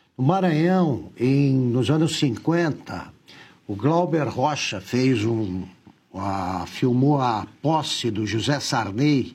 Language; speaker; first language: Portuguese; native; Portuguese